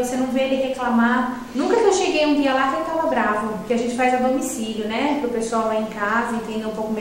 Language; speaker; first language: Portuguese; native; Portuguese